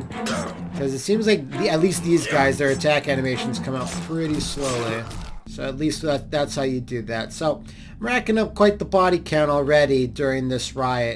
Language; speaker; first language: English; native; English